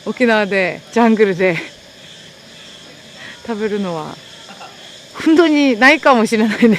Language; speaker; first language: Japanese; non-native, learner; Korean